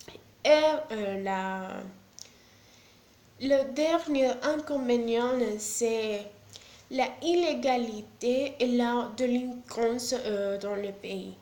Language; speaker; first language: French; non-native, learner; Spanish